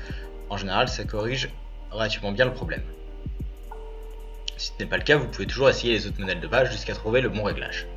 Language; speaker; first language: French; native; French